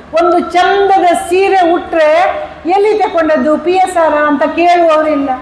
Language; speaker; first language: Kannada; non-native, local second language; Konkani